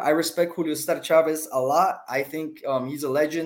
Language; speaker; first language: English; non-native, fluent; Spanish